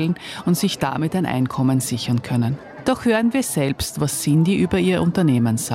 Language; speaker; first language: German; native; German